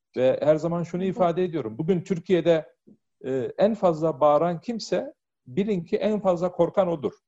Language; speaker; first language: Turkish; early bilingual, heritage; Turkish